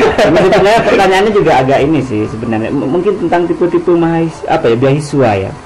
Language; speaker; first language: Indonesian; non-native, local second language; Madurese